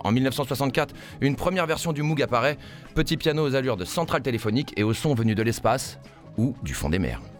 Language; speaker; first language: French; native; French